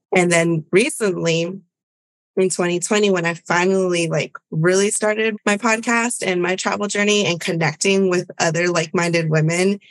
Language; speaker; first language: English; early bilingual, other home language; Spanish